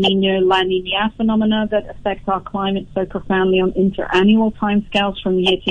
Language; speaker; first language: English; native; English